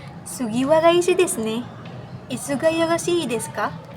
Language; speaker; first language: Japanese; non-native, learner; Indonesian